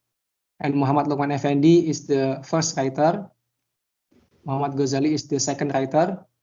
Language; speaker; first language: English; non-native, learner; Indonesian